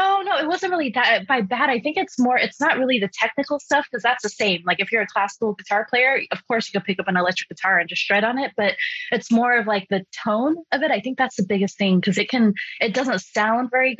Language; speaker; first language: English; early bilingual, other home language; Chinese